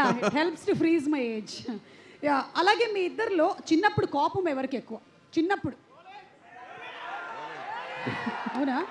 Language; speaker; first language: Telugu; native; Telugu